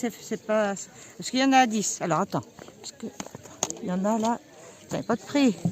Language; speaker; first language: French; native; French